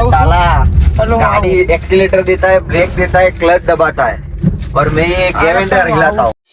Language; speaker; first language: Hindi; non-native, local second language; Gujarati